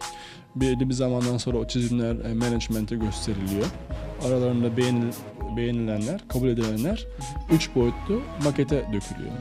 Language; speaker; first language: Turkish; native; Turkish